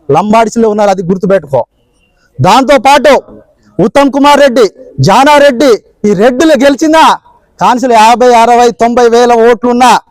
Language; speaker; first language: Telugu; non-native, local second language; Lambadi